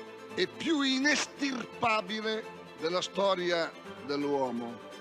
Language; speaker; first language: Italian; native; Italian